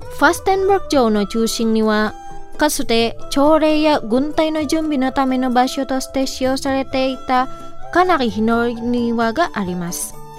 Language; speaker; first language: Japanese; non-native, fluent; Indonesian